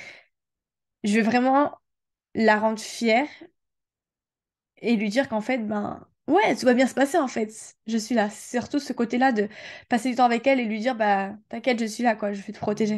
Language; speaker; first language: French; native; French